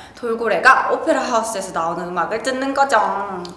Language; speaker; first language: Korean; native; Korean